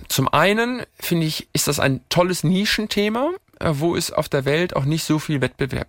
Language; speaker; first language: German; native; German